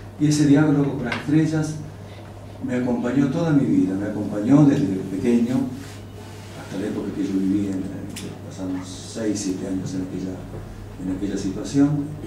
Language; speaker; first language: Spanish; non-native, local second language; Russian